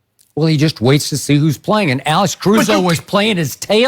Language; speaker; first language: English; native; English